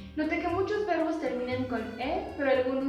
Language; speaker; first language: Spanish; native; Spanish